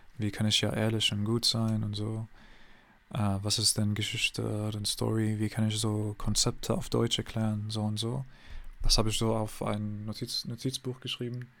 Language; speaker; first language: German; non-native, learner; English